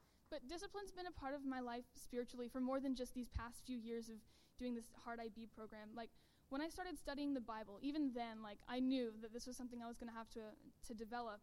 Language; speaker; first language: English; native; English